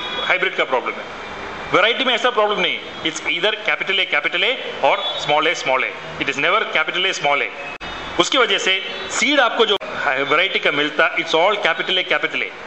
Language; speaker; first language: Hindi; non-native, local second language; Malayalam